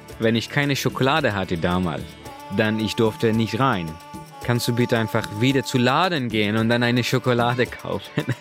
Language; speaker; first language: German; non-native, learner; Persian